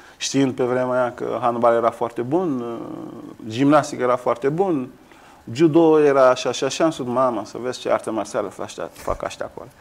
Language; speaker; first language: Romanian; non-native, fluent; Kabuverdianu